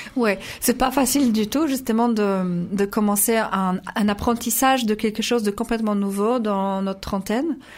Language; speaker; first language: French; non-native, fluent; Polish